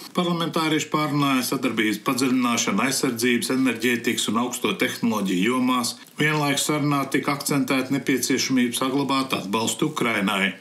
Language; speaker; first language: Latvian; early bilingual, heritage; Latvian